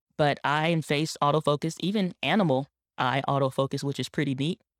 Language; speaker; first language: English; native; English